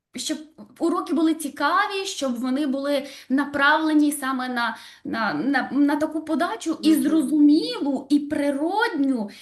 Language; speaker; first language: Ukrainian; native; Ukrainian